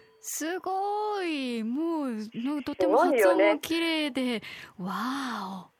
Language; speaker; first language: Japanese; native; Japanese